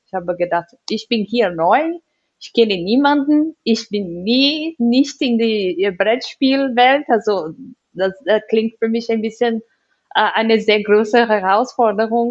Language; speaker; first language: German; non-native, learner; Portuguese